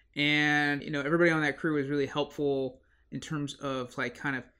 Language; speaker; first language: English; native; English